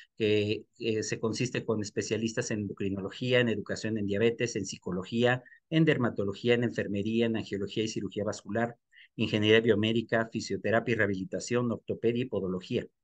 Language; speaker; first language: Spanish; native; Spanish